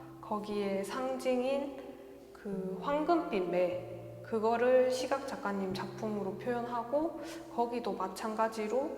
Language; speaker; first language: Korean; native; Korean